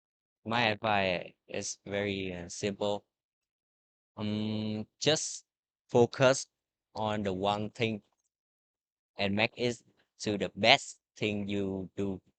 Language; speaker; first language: English; non-native, learner; Vietnamese